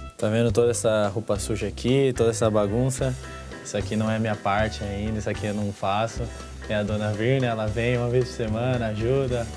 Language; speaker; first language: Portuguese; native; Portuguese